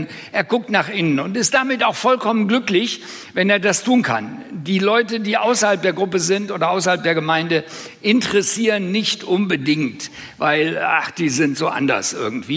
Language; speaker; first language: German; native; German